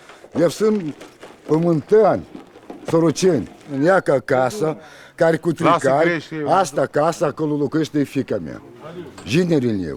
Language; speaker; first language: Romanian; non-native, local second language; Romany